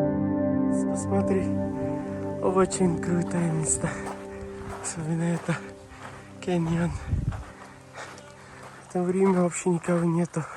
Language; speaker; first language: Russian; non-native, learner; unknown